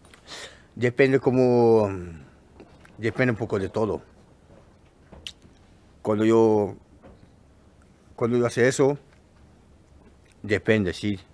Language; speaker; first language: Spanish; non-native, learner; French